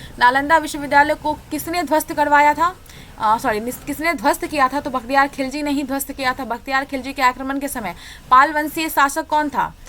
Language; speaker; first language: Hindi; native; Hindi